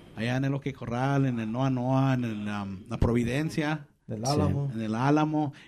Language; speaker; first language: Spanish; native; Spanish